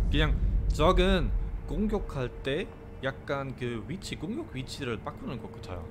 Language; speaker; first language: Korean; non-native, fluent; German